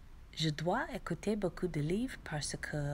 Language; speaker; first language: French; non-native, learner; English